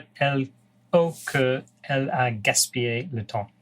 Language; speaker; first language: French; non-native, fluent; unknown